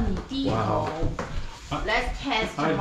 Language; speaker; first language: English; non-native, learner; Chinese